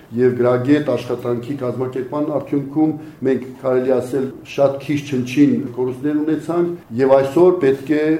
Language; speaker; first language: Armenian; native; Armenian